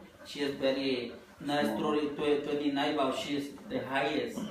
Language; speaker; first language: English; non-native, learner; Spanish